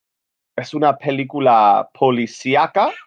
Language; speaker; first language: Spanish; non-native, fluent; English